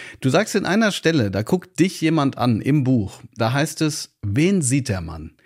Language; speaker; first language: German; native; German